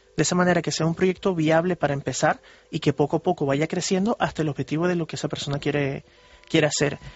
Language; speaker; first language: Spanish; early bilingual, heritage; Spanish